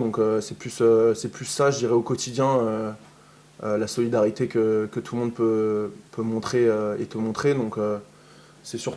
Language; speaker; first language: French; native; French